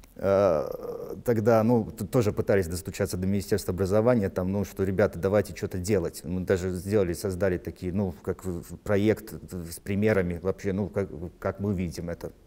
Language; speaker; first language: Russian; non-native, local second language; Latvian